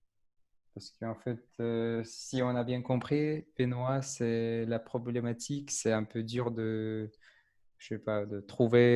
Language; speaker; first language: French; non-native, fluent; Russian